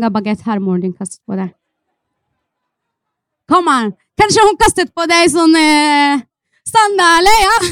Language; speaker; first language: Norwegian; non-native, fluent; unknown